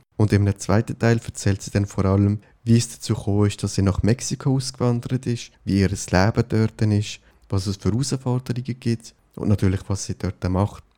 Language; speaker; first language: German; native; German